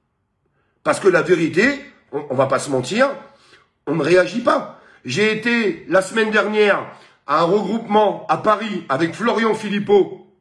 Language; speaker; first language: French; native; French